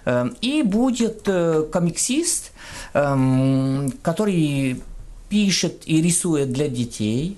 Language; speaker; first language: Russian; non-native, fluent; French